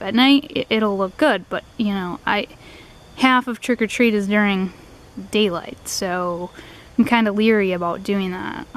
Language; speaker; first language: English; native; English